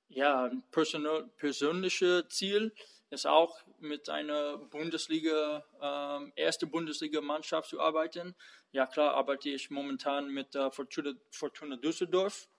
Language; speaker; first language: German; non-native, fluent; English